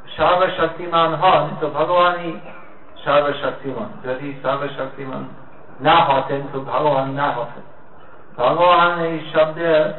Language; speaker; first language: Bangla; non-native, fluent; English